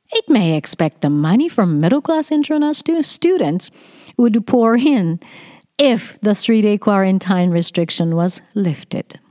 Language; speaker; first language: English; non-native, fluent; Japanese